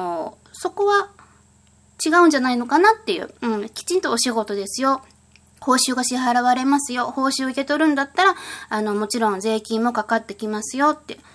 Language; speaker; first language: Japanese; native; Japanese